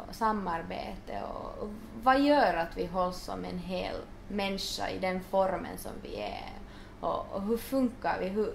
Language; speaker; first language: Swedish; non-native, local second language; Finnish